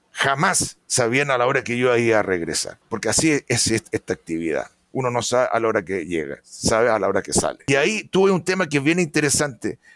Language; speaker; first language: Spanish; native; Spanish